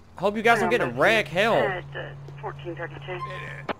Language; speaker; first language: English; native; English